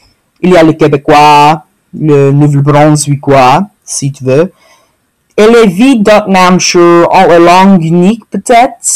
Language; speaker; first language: French; early bilingual, heritage; French